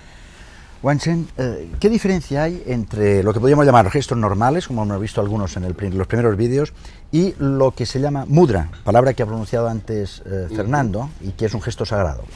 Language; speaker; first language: Spanish; native; Spanish